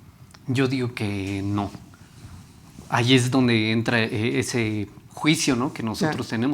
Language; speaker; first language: Spanish; native; Spanish